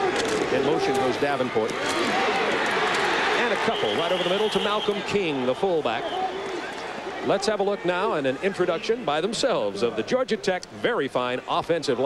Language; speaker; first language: English; native; English